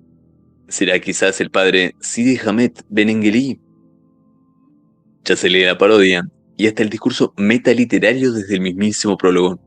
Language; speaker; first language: Spanish; native; Spanish